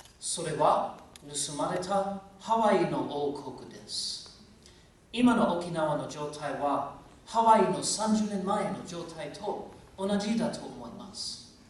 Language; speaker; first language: Japanese; non-native, fluent; English